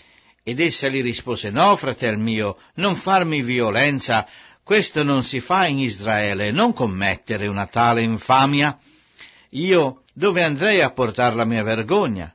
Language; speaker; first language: Italian; native; Italian